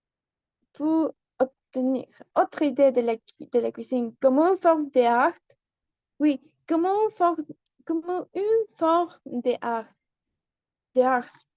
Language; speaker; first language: French; non-native, learner; Spanish